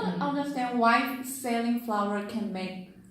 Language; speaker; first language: English; non-native, learner; Chinese